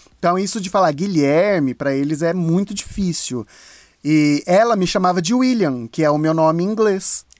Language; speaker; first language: Portuguese; native; Portuguese